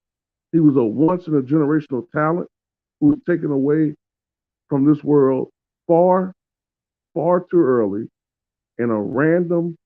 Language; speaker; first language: English; native; English